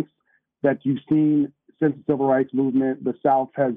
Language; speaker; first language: English; native; English